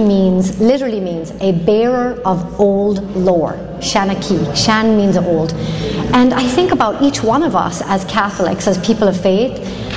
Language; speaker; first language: English; native; English